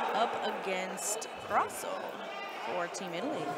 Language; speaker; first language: English; native; English